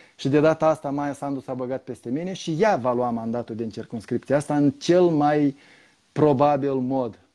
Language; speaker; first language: Romanian; native; Romanian